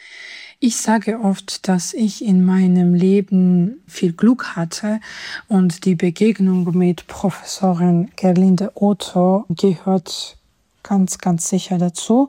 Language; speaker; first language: German; non-native, fluent; Georgian